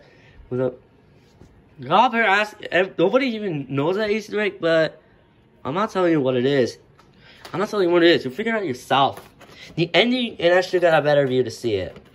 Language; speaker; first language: English; native; English